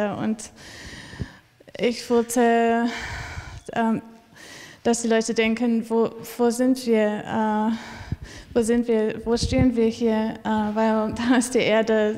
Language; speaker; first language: German; non-native, learner; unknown